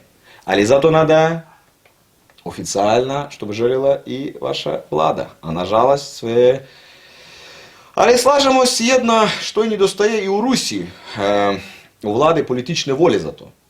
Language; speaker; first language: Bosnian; non-native, learner; Russian